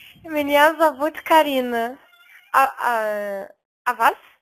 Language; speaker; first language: Russian; non-native, learner; Portuguese